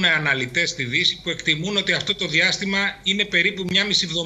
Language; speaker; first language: Greek; native; Greek